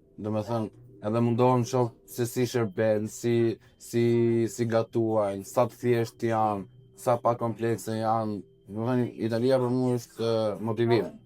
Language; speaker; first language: Albanian; native; Albanian